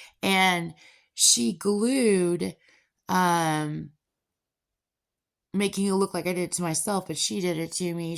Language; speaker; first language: English; native; English